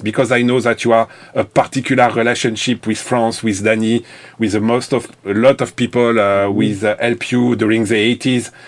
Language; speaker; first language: English; non-native, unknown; French